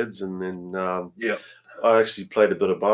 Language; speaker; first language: English; native; English